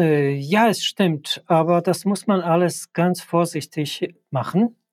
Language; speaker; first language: German; non-native, fluent; Polish